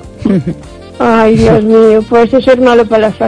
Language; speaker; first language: Spanish; native; Spanish